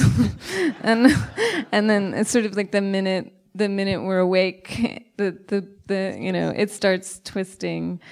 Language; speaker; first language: English; native; English